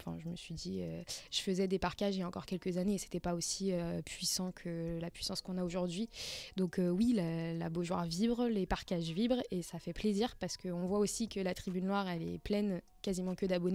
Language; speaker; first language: French; native; French